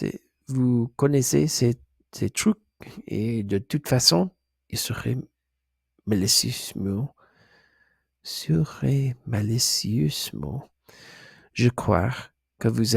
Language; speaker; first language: French; non-native, learner; English